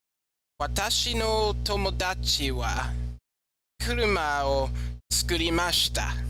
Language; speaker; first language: Japanese; non-native, learner; English